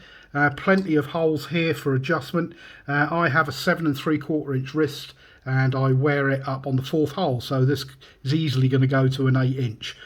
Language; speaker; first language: English; native; English